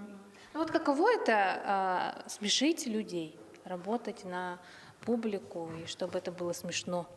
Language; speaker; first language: Russian; native; Russian